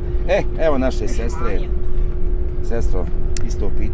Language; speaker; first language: Bosnian; native; Bosnian